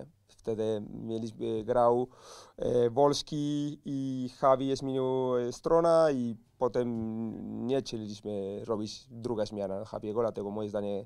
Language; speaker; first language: Polish; non-native, learner; Spanish